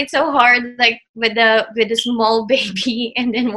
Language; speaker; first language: English; non-native, local second language; Filipino